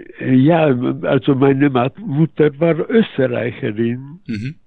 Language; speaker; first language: German; early bilingual, heritage; Polish